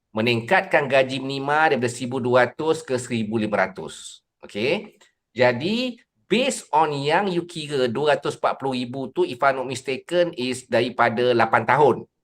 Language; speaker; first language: Malay; native; Malay